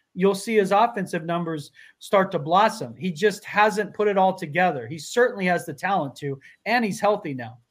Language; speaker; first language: English; native; English